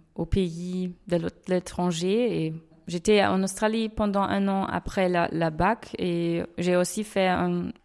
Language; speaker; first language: French; non-native, fluent; German